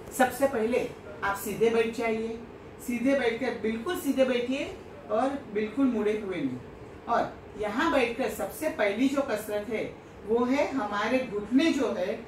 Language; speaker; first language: Hindi; non-native, local second language; Gujarati